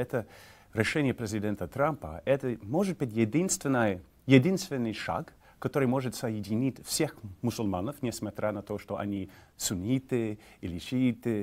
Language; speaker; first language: Russian; non-native, fluent; English